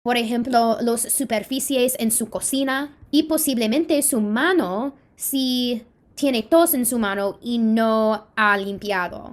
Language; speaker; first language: Spanish; non-native, fluent; English